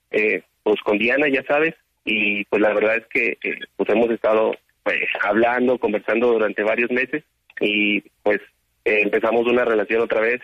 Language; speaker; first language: Spanish; native; Spanish